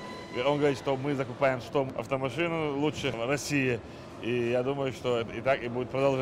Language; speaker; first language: Russian; non-native, local second language; Chechen